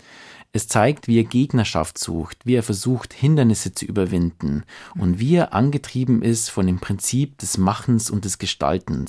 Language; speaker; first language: German; native; German